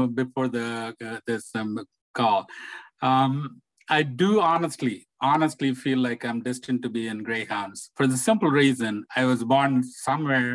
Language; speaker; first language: English; non-native, local second language; Tamil